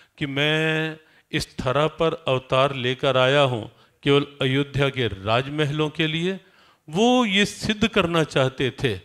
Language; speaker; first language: Hindi; native; Hindi